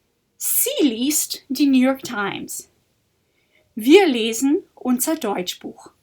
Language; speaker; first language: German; non-native, fluent; English